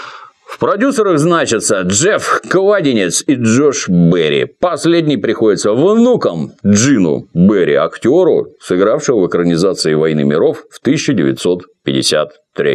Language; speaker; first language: Russian; native; Russian